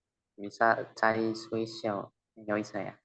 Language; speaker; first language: Chinese; non-native, learner; Indonesian